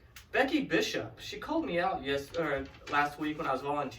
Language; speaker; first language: English; native; English